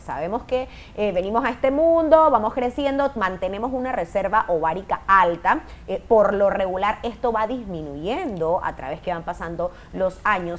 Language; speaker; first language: Spanish; native; Spanish